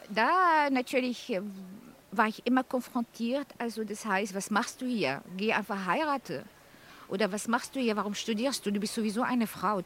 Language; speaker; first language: German; non-native, fluent; Arabic